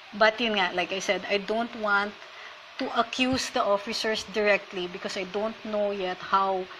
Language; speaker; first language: English; non-native, local second language; Filipino